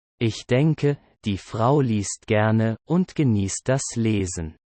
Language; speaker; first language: German; non-native, learner; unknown